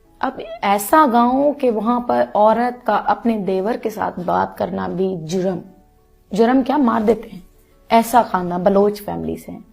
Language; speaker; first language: Urdu; non-native, local second language; Punjabi